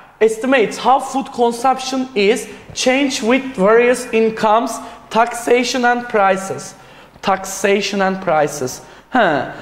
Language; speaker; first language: English; non-native, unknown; Turkish